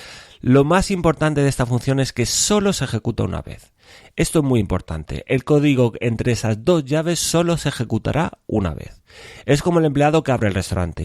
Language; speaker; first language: Spanish; native; Spanish